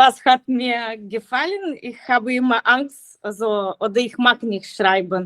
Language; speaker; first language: German; non-native, learner; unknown